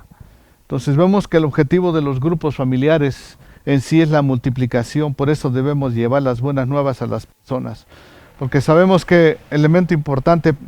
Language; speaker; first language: Spanish; native; Spanish